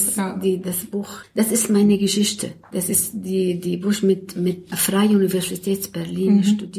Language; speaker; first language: German; non-native, learner; Arabic